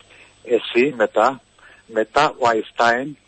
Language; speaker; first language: Greek; non-native, learner; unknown